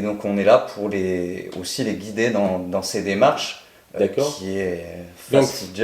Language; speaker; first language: French; native; French